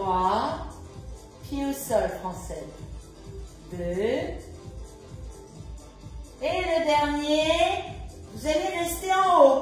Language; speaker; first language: French; native; French